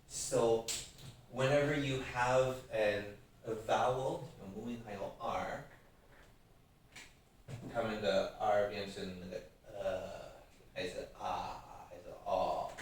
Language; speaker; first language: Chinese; non-native, fluent; English